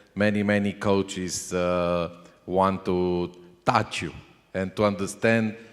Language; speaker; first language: English; non-native, learner; Romanian